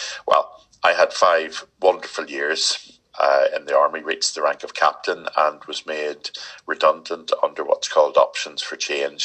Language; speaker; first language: English; native; English